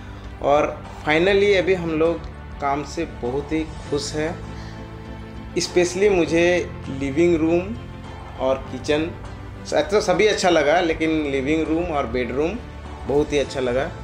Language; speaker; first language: Hindi; non-native, local second language; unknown